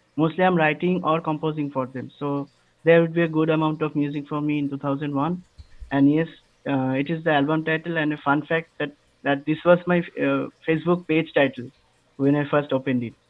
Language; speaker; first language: English; non-native, local second language; Bangla